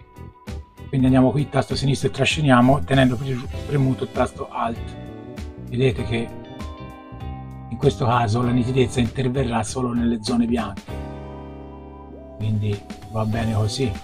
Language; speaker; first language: Italian; native; Italian